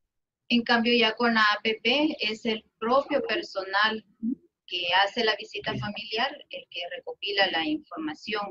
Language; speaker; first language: Spanish; native; Spanish